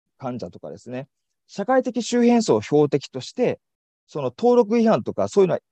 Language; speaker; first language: Japanese; native; Japanese